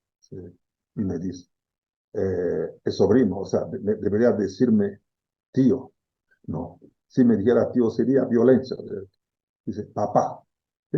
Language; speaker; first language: Spanish; non-native, fluent; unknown